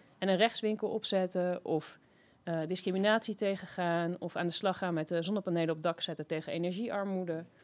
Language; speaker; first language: Dutch; native; Dutch